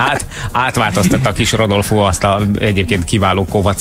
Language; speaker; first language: Hungarian; native; Hungarian